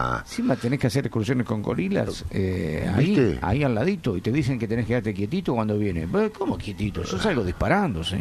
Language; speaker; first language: Spanish; native; Spanish